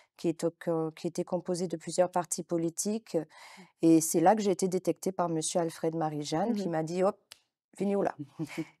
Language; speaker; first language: French; native; French